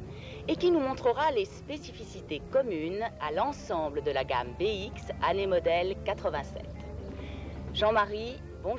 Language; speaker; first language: French; native; French